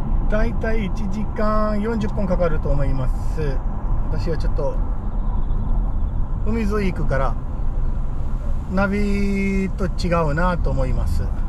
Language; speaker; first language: Japanese; non-native, fluent; Urdu